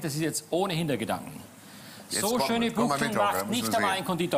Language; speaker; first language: German; native; German